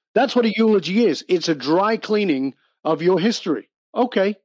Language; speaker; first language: English; native; English